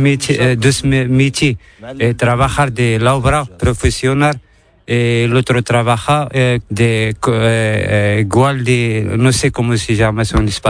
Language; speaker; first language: Spanish; non-native, learner; Arabic